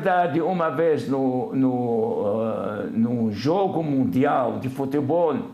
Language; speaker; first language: Portuguese; non-native, fluent; Arabic